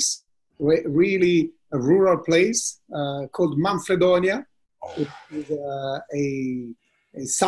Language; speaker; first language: English; non-native, fluent; Italian